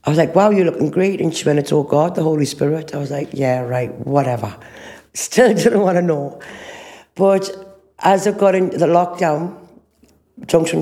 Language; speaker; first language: English; native; English